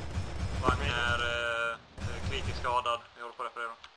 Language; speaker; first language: Swedish; native; Swedish